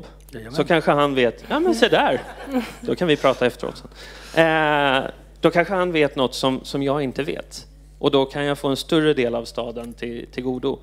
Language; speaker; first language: Swedish; native; Swedish